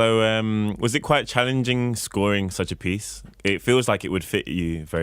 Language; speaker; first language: English; native; English